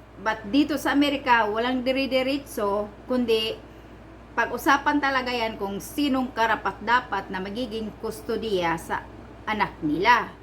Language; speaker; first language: Filipino; non-native, local second language; Cebuano